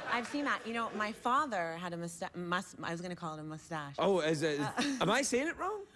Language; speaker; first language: English; native; English